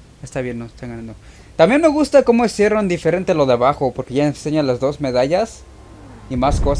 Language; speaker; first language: Spanish; early bilingual, heritage; Spanish